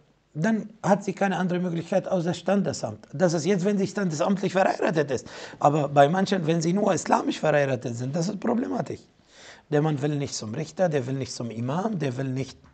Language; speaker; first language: German; non-native, fluent; Arabic